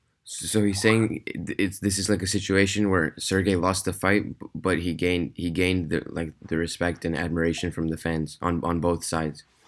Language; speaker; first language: English; early bilingual, other home language; Russian